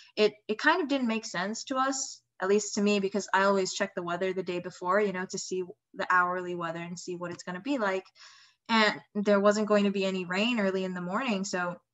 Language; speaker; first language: English; non-native, fluent; Indonesian